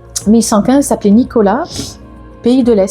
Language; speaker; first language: French; native; French